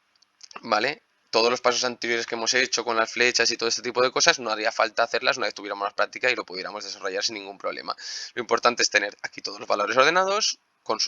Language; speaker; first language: Spanish; native; Spanish